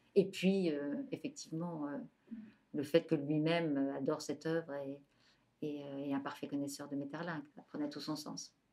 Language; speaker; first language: French; native; French